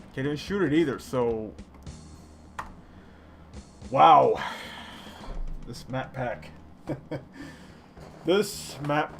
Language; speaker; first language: English; native; English